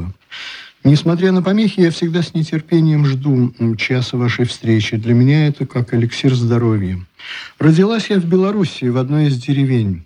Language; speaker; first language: Russian; native; Russian